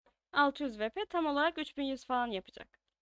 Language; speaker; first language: Turkish; native; Turkish